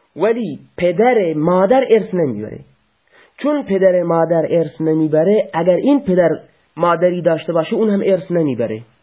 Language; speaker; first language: Persian; non-native, local second language; Baluchi